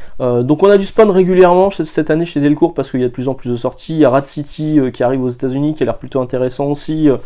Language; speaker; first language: French; native; French